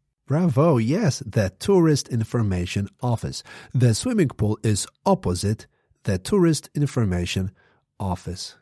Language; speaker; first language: English; non-native, fluent; Polish